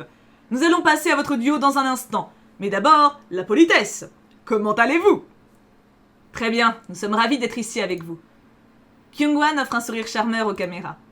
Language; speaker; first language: French; native; French